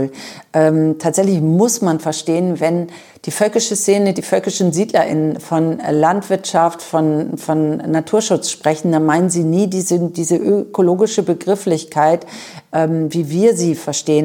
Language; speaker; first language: German; native; German